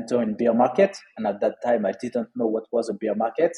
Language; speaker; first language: English; non-native, fluent; French